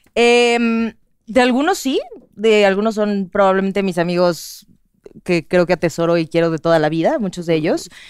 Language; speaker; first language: Spanish; native; Spanish